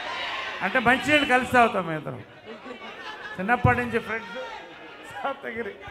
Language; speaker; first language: Telugu; native; Telugu